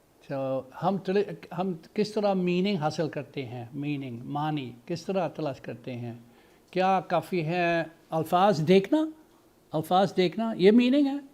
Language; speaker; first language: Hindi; non-native, fluent; English